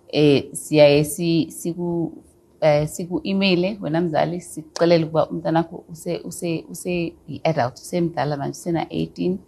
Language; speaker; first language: Xhosa; non-native, local second language; Zulu